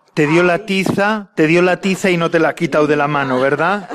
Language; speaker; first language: Spanish; native; Spanish